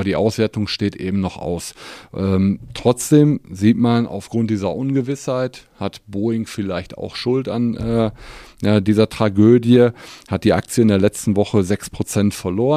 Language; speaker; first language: German; native; German